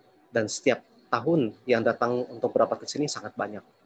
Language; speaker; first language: Indonesian; early bilingual, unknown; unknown